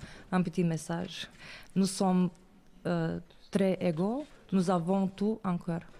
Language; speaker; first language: French; non-native, learner; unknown